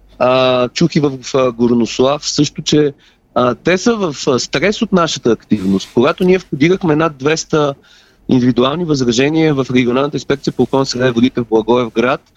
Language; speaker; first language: Bulgarian; native; Bulgarian